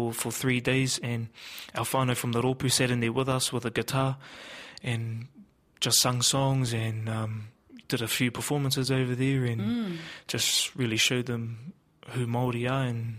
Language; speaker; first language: English; native; English